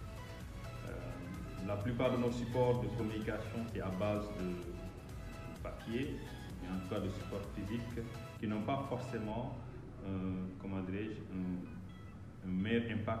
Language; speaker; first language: French; non-native, local second language; Wolof